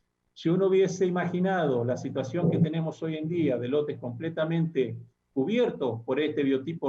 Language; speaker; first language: Spanish; native; Spanish